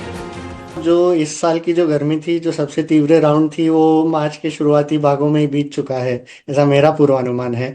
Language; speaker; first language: Hindi; non-native, local second language; Gujarati